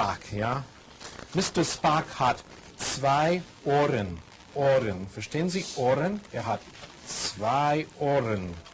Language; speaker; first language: German; non-native, fluent; English